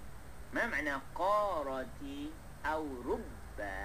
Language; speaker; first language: Arabic; non-native, fluent; Malay